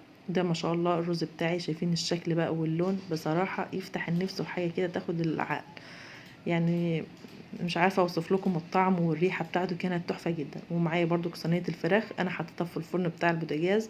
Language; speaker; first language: Arabic; native; Arabic